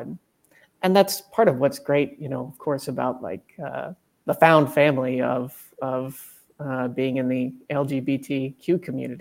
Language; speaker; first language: English; native; English